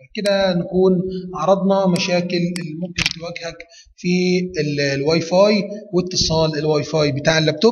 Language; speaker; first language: Arabic; native; Arabic